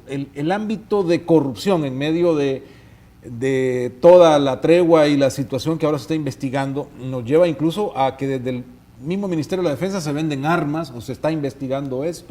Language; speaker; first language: Spanish; native; Spanish